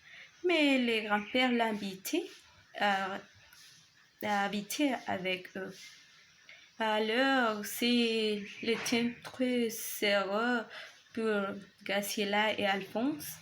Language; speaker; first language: French; non-native, learner; Spanish